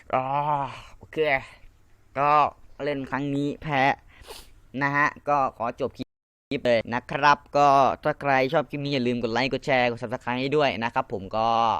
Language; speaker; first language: Thai; non-native, local second language; Lao